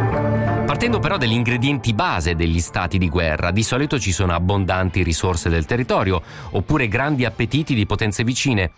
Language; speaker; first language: Italian; native; Italian